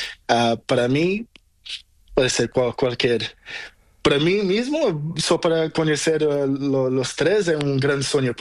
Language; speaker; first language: Spanish; non-native, learner; Portuguese